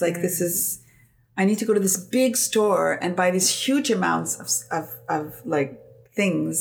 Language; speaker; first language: English; non-native, fluent; Greek